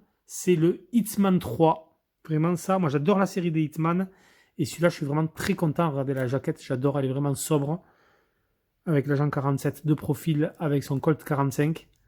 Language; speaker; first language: French; native; French